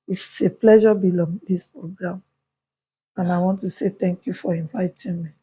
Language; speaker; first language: English; non-native, local second language; Yoruba